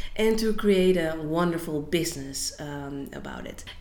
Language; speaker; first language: English; non-native, fluent; Dutch